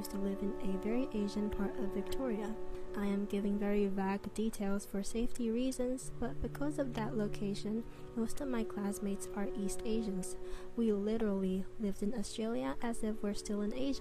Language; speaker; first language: English; non-native, fluent; Chinese